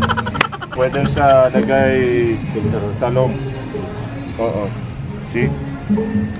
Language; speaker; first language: Filipino; non-native, learner; Arabic